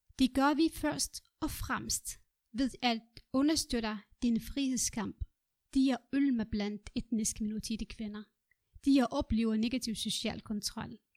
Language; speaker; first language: Danish; non-native, fluent; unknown